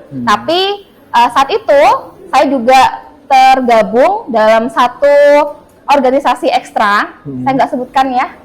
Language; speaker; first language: Indonesian; non-native, local second language; Madurese